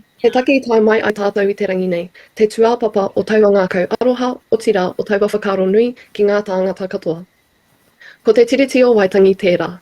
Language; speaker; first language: Māori; native; Māori